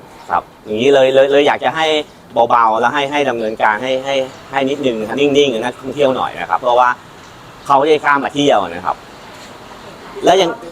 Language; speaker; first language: Thai; native; Thai